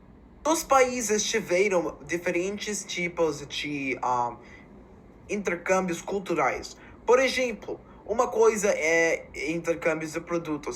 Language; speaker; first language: Portuguese; non-native, learner; English